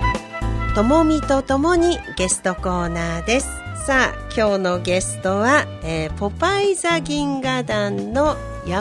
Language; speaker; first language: Japanese; native; Japanese